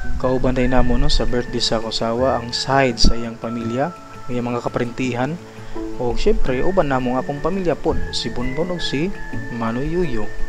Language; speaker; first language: Cebuano; native; Cebuano